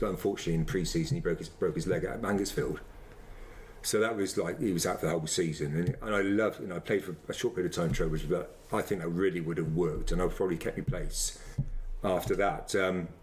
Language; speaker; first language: English; native; English